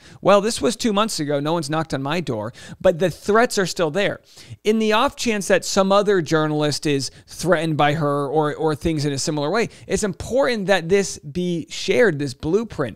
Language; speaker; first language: English; native; English